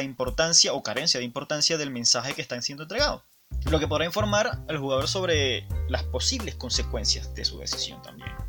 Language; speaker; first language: Spanish; native; Spanish